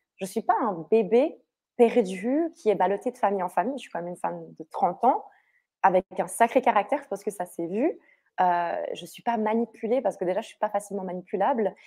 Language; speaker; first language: French; early bilingual, other home language; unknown